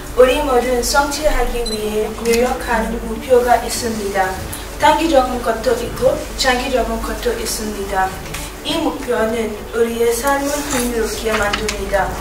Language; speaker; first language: Korean; non-native, learner; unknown